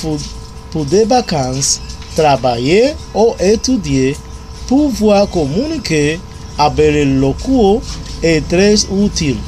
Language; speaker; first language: French; non-native, learner; Spanish